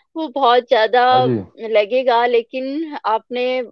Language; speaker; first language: Hindi; native; Hindi